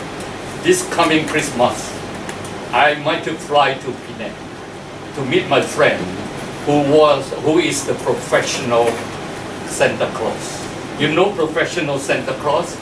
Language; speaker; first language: English; non-native, fluent; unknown